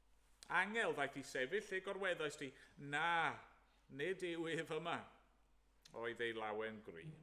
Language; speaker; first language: Welsh; native; Welsh